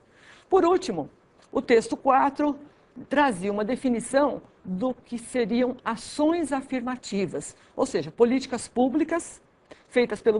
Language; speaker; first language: Portuguese; native; Portuguese